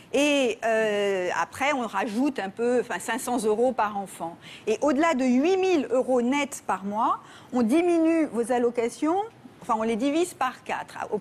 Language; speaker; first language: French; native; French